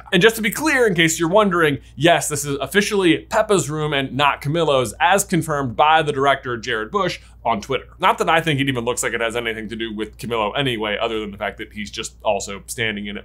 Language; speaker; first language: English; native; English